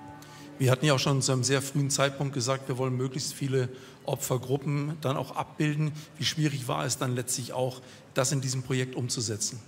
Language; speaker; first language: German; native; German